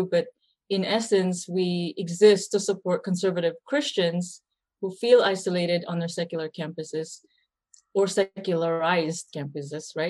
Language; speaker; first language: English; early bilingual, other home language; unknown